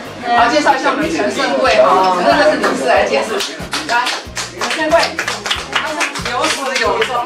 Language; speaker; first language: Chinese; native; Chinese